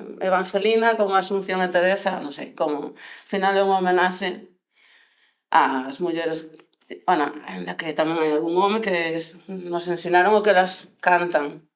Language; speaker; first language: Galician; native; Galician